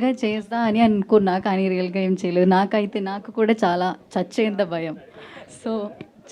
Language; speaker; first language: Telugu; non-native, learner; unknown